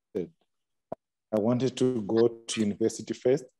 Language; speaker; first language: English; non-native, local second language; Shona